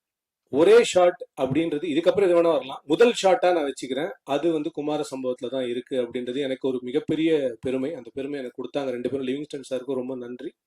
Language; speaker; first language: Tamil; native; Tamil